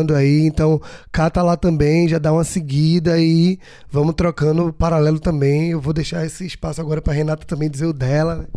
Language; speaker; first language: Portuguese; native; Portuguese